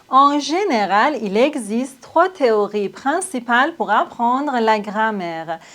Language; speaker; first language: French; non-native, fluent; Persian